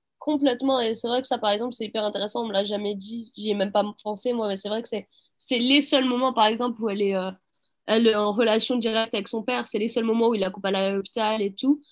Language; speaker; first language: French; early bilingual, other home language; Arabic